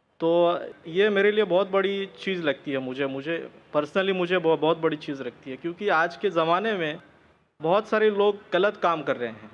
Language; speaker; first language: Hindi; non-native, local second language; Marathi